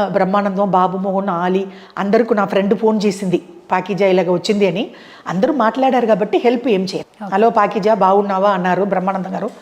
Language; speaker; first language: Telugu; non-native, local second language; Tamil